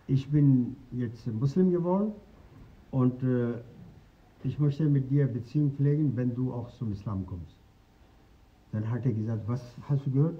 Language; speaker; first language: German; non-native, fluent; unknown